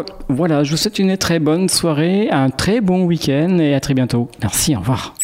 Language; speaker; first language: French; native; French